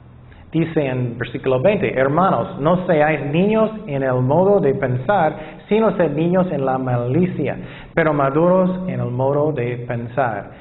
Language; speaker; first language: Spanish; non-native, fluent; English